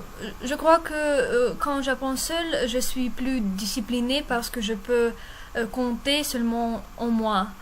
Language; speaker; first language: French; non-native, fluent; Russian